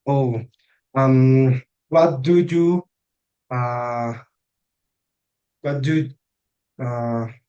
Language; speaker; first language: English; non-native, learner; Spanish